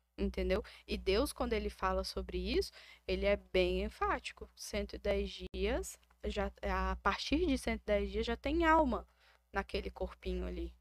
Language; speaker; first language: Portuguese; native; Portuguese